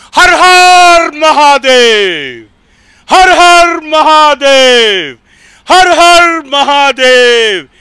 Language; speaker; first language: Hindi; native; Hindi